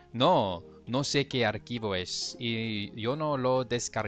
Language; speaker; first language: Spanish; non-native, learner; English